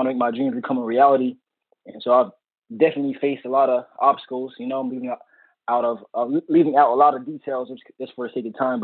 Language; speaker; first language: English; native; English